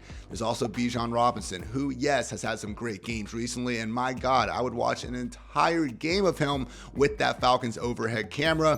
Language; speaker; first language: English; native; English